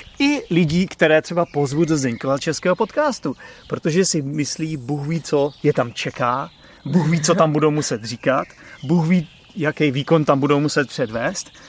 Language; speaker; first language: Czech; native; Czech